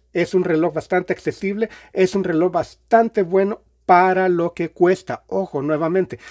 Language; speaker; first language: Spanish; native; Spanish